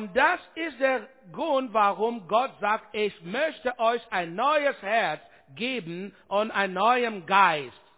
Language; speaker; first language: German; non-native, learner; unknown